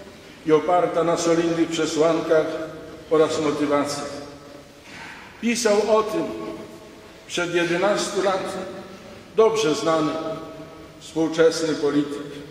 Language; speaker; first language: Polish; native; Polish